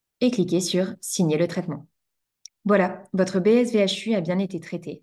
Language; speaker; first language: French; native; French